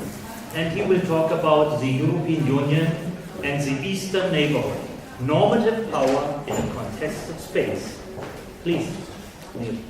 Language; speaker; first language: English; non-native, fluent; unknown